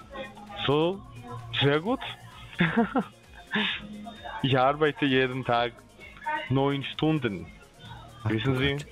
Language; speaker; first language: German; non-native, learner; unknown